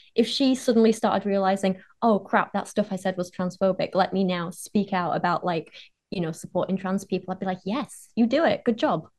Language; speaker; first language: English; native; English